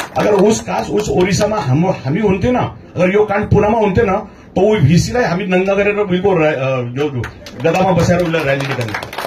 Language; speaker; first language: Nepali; early bilingual, heritage; Nepali